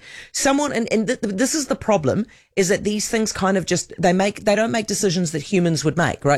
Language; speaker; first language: English; native; English